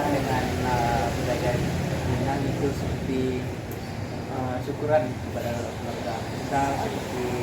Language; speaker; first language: Indonesian; non-native, local second language; Minangkabau